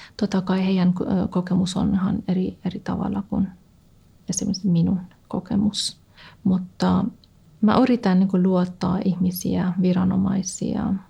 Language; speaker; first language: Finnish; non-native, fluent; Persian